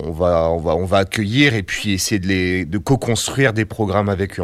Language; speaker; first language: French; native; French